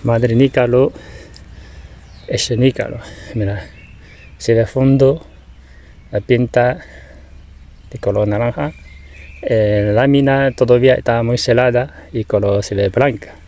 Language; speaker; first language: Spanish; non-native, learner; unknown